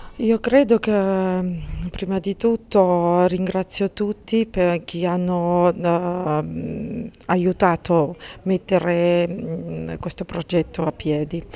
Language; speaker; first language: Italian; non-native, fluent; Georgian